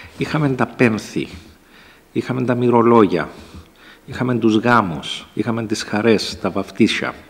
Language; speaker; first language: Greek; native; Greek